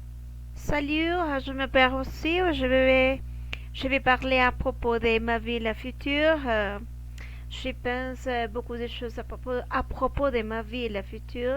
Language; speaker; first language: French; non-native, learner; Spanish